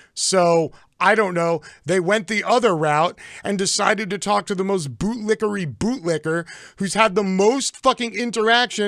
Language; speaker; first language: English; native; English